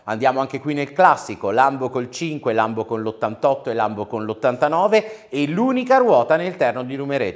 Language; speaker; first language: Italian; native; Italian